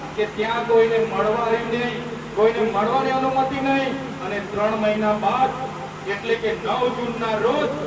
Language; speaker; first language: Gujarati; non-native, local second language; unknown